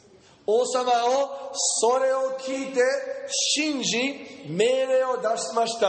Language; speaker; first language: Japanese; non-native, fluent; English